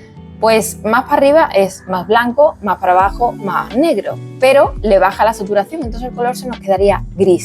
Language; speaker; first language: Spanish; native; Spanish